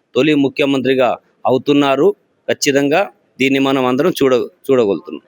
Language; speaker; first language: Telugu; non-native, local second language; Lambadi